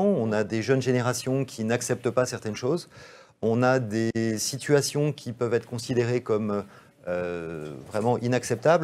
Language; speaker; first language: French; native; French